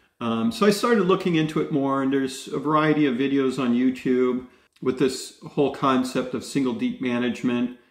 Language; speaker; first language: English; native; English